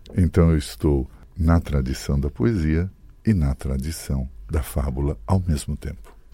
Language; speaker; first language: Portuguese; early bilingual, other home language; Italian